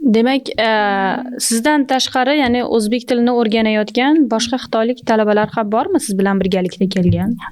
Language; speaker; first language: Uzbek; native; Uzbek